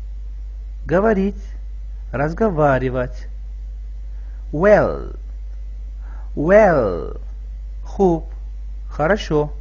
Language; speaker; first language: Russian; non-native, local second language; Tajik